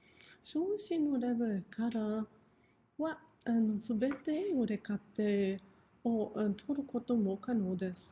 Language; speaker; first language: Japanese; non-native, fluent; German